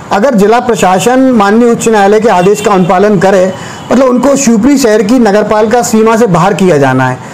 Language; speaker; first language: Hindi; native; Hindi